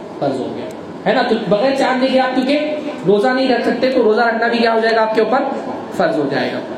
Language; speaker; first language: Urdu; native; Urdu